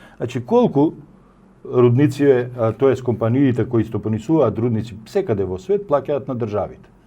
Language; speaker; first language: Macedonian; native; Macedonian